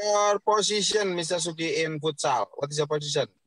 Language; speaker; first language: English; non-native, learner; Indonesian